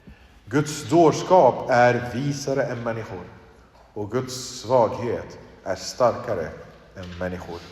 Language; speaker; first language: Swedish; early bilingual, other home language; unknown